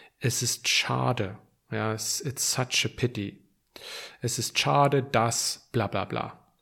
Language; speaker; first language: German; native; German